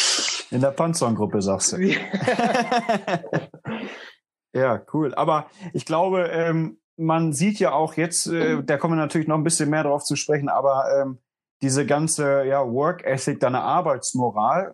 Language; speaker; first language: German; native; German